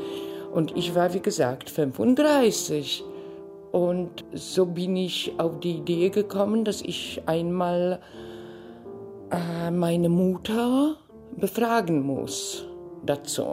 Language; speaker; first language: German; non-native, fluent; Polish